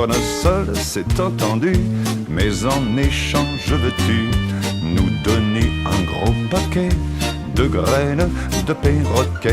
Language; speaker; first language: French; native; French